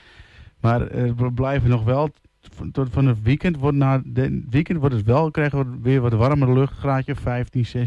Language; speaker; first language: Dutch; native; Dutch